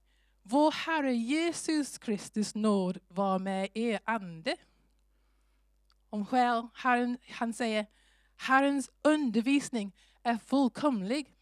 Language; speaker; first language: Swedish; non-native, fluent; English